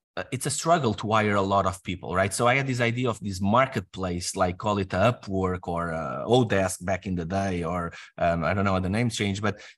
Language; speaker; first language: English; non-native, fluent; Portuguese